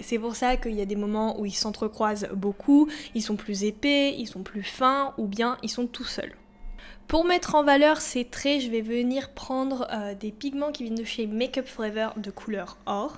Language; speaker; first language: French; native; French